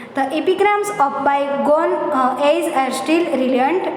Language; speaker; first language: English; non-native, local second language; Gujarati